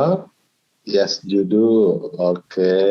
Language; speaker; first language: Arabic; non-native, fluent; Indonesian